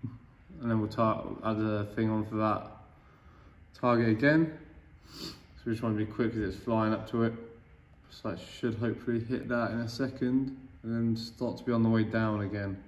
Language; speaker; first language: English; native; English